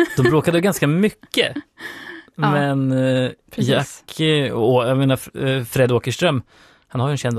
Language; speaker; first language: Swedish; native; Swedish